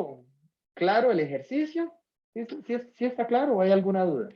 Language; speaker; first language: Spanish; native; Spanish